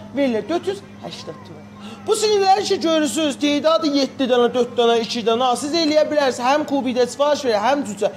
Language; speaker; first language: Azerbaijani; native; Azerbaijani